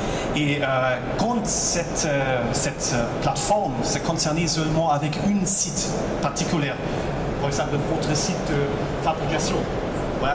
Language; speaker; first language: French; non-native, local second language; German